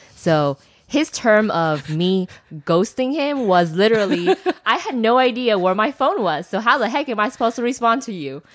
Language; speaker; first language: English; non-native, fluent; Chinese